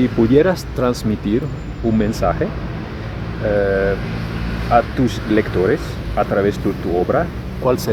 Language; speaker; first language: Spanish; non-native, fluent; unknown